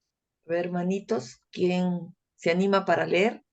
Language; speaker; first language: Spanish; native; Spanish